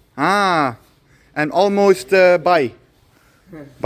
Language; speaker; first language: English; non-native, fluent; Dutch